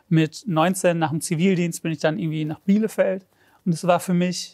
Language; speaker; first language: German; native; German